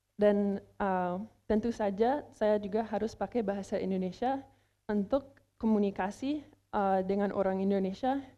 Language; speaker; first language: Indonesian; non-native, fluent; English